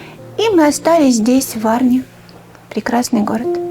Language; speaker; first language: Russian; native; Russian